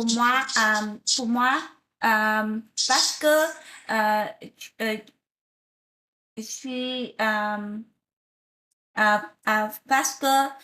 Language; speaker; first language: French; non-native, learner; Vietnamese